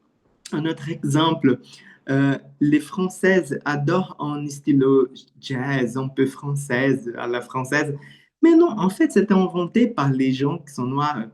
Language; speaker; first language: French; non-native, learner; Portuguese